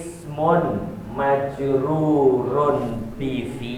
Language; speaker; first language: Arabic; non-native, fluent; Indonesian